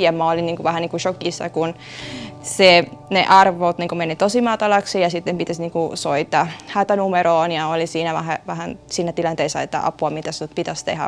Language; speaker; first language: Finnish; non-native, fluent; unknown